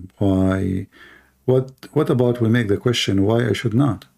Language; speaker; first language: English; non-native, fluent; Arabic